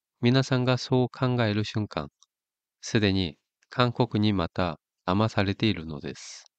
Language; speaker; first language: Japanese; non-native, fluent; Korean